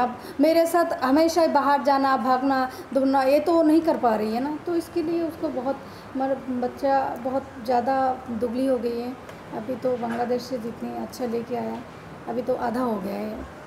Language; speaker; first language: Hindi; non-native, local second language; Bangla